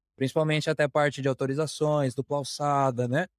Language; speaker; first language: Portuguese; native; Portuguese